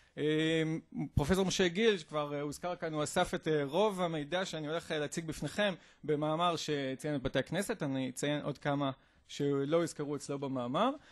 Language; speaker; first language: Hebrew; native; Hebrew